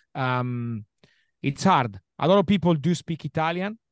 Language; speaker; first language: English; non-native, fluent; Italian